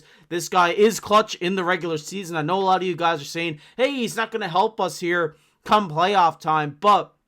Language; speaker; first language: English; native; English